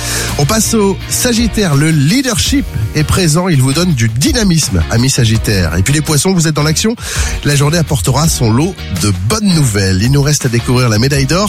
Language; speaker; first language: French; native; French